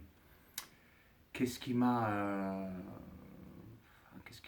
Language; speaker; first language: French; native; French